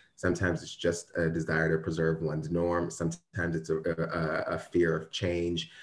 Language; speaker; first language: English; native; English